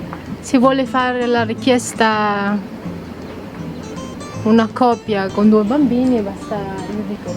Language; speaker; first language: Italian; non-native, learner; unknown